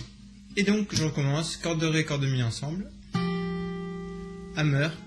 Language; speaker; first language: French; native; French